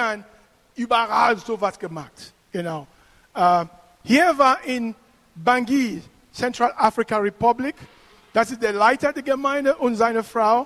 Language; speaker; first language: German; non-native, fluent; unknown